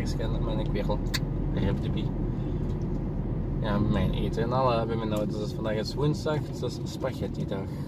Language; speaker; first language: Dutch; native; Dutch